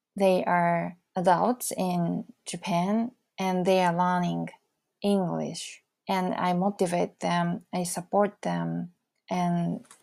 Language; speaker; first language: English; non-native, fluent; Japanese